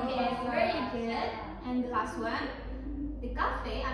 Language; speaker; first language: English; non-native, fluent; Indonesian